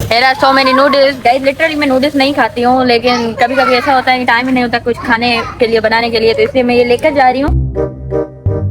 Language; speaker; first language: Urdu; non-native, local second language; Sindhi